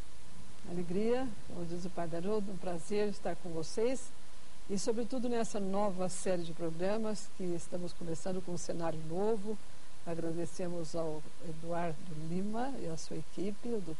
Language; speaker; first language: Portuguese; native; Portuguese